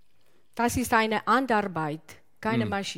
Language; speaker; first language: German; non-native, learner; Italian